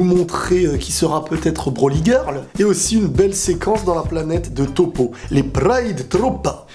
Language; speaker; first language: French; native; French